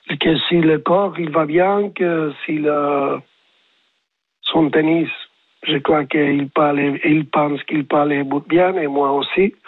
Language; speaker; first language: French; non-native, learner; Spanish